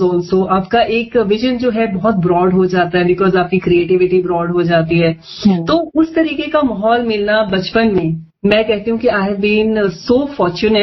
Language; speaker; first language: Hindi; native; Hindi